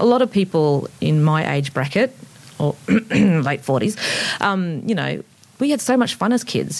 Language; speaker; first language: English; native; English